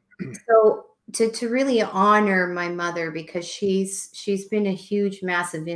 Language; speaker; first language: English; native; English